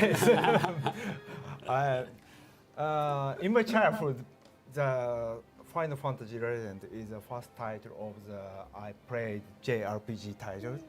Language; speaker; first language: English; non-native, learner; Japanese